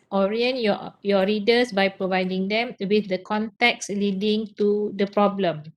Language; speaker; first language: English; non-native, local second language; Malay